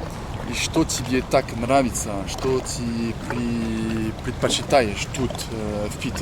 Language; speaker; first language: Russian; non-native, learner; French